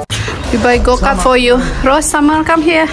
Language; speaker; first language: English; non-native, learner; Indonesian